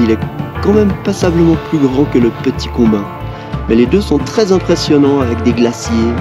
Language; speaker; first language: French; native; French